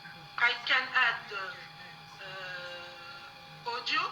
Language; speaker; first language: English; non-native, learner; Arabic